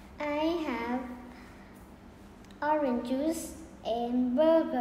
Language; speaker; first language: English; non-native, learner; Vietnamese